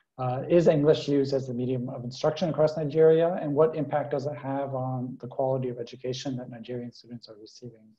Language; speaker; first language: English; native; English